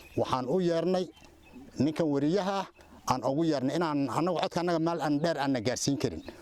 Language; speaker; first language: Somali; native; Somali